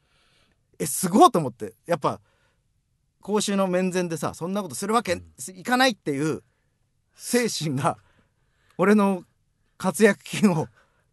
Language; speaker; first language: Japanese; native; Japanese